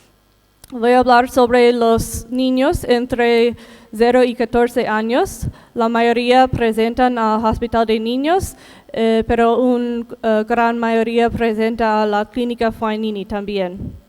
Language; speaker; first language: Spanish; non-native, fluent; English